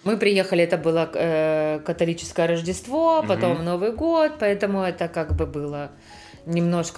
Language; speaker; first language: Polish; non-native, learner; Russian